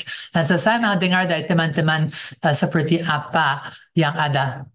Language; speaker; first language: Indonesian; non-native, fluent; English